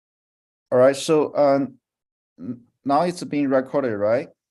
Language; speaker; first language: English; non-native, fluent; Chinese